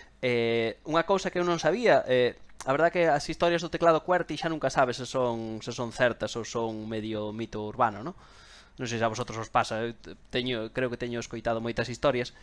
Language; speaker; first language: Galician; non-native, local second language; Spanish